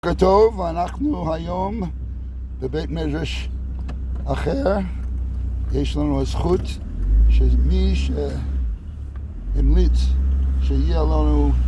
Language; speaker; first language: Hebrew; non-native, fluent; English